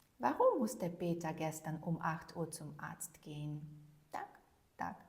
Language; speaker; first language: German; non-native, fluent; Ukrainian